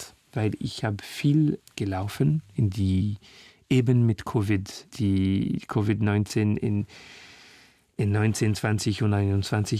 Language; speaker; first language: German; non-native, learner; French